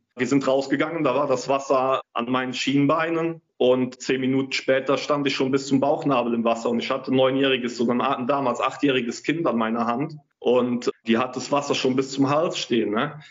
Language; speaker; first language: German; native; German